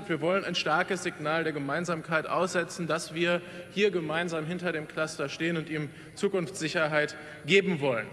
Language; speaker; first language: German; native; German